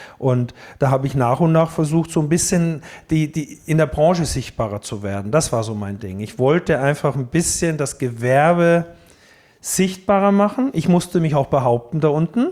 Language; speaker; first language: German; native; German